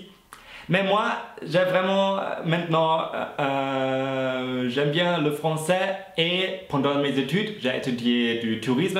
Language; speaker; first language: French; non-native, fluent; German